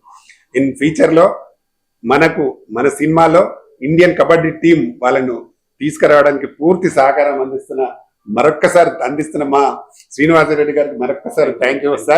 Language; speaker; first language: Telugu; native; Telugu